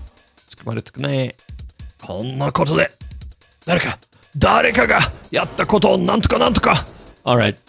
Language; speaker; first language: Japanese; non-native, learner; English